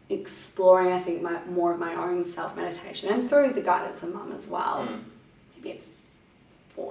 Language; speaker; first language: English; native; English